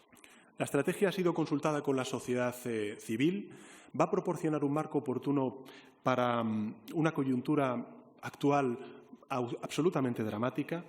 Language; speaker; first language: Spanish; native; Spanish